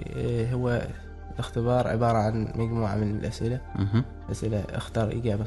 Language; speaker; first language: Arabic; native; Arabic